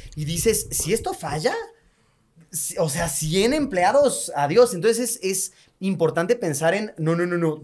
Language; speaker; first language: Spanish; native; Spanish